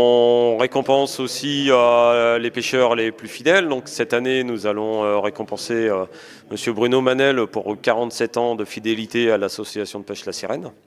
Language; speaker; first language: French; native; French